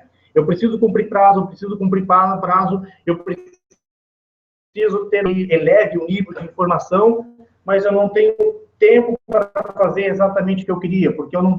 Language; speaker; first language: Portuguese; native; Portuguese